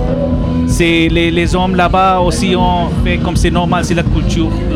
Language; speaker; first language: French; non-native, learner; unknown